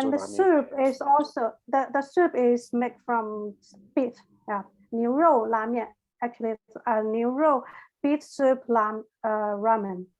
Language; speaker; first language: English; non-native, learner; Chinese